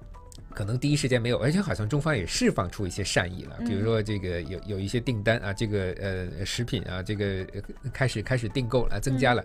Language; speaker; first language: Chinese; native; Chinese